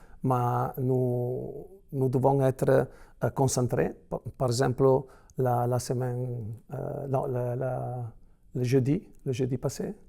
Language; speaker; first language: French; non-native, fluent; Italian